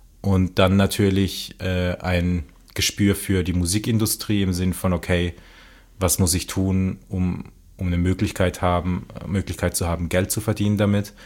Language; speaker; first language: German; native; German